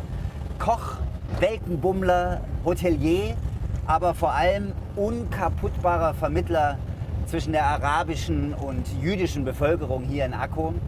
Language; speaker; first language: German; native; German